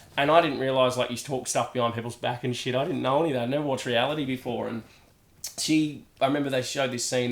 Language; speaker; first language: English; native; English